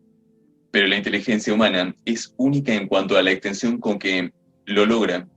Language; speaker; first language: Spanish; native; Spanish